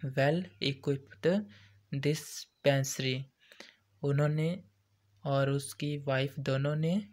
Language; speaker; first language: Hindi; native; Hindi